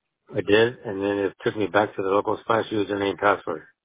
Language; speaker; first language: English; native; English